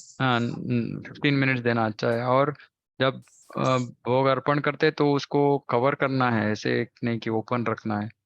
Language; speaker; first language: Hindi; non-native, local second language; Kannada